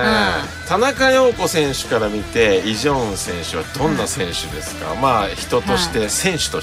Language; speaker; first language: Japanese; native; Japanese